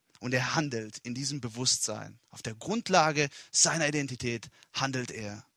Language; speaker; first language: German; non-native, fluent; Italian